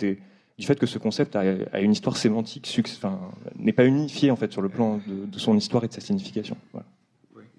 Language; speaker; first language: French; native; French